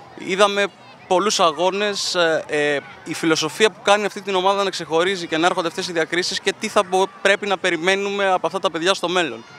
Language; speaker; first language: Greek; native; Greek